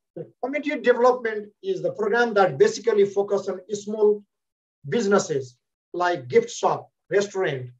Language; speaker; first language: English; non-native, local second language; Nepali